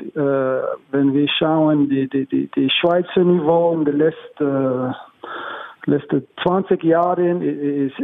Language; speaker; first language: German; non-native, learner; English